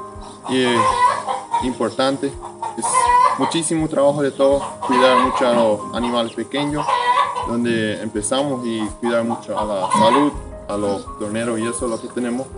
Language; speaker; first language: Spanish; non-native, local second language; Plautdietsch